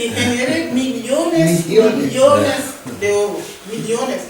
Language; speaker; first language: Spanish; non-native, learner; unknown